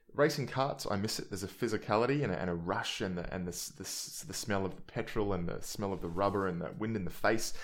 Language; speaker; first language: English; native; English